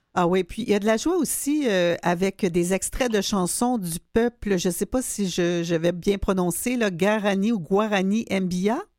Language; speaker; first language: French; native; French